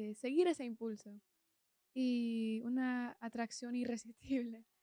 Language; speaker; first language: Spanish; early bilingual, heritage; Spanish